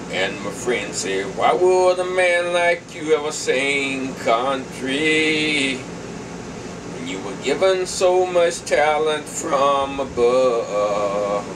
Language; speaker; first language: English; native; English